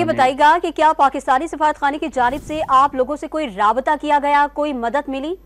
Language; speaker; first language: Urdu; native; Urdu